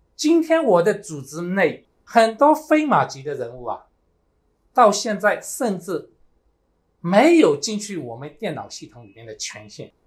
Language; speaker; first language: Chinese; early bilingual, heritage; Chinese